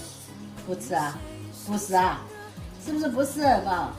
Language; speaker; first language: Chinese; native; Chinese